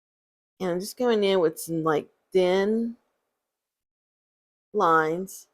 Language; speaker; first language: English; native; English